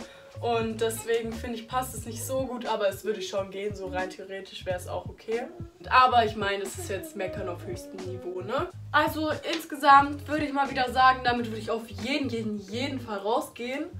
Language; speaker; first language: German; native; German